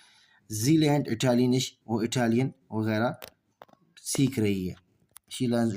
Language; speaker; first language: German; non-native, learner; Urdu